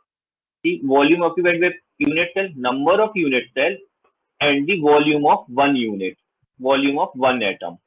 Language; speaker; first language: English; non-native, local second language; Hindi